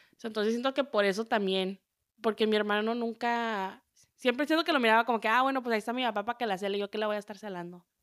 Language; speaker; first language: Spanish; early bilingual, heritage; Spanish